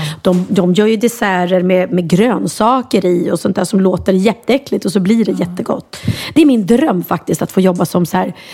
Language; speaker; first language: Swedish; native; Swedish